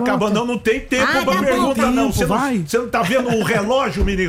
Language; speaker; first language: Portuguese; native; Portuguese